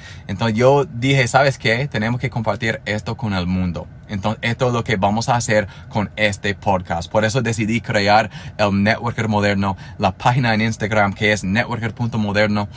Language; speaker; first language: Spanish; non-native, fluent; English